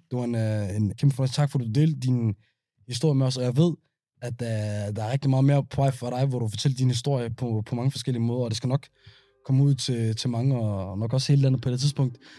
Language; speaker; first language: Danish; early bilingual, other home language; Somali